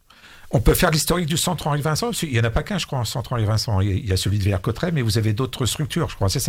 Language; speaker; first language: French; native; French